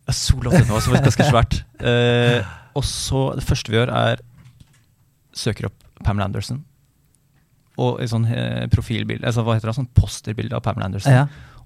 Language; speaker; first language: Norwegian; native; Norwegian